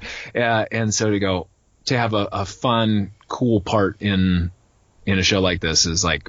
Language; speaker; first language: English; native; English